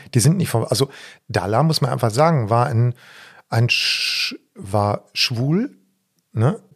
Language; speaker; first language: German; native; German